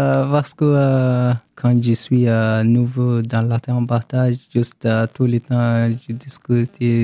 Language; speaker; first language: French; non-native, learner; Arabic